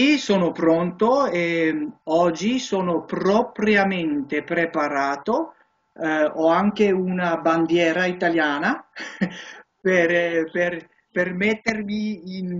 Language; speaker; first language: Italian; non-native, learner; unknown